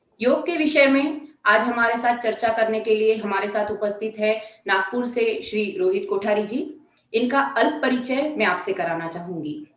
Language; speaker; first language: Hindi; non-native, local second language; Marathi